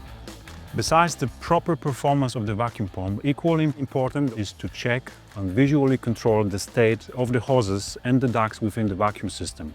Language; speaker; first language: English; non-native, fluent; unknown